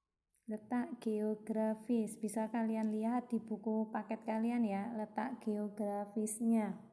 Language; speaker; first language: Indonesian; native; Indonesian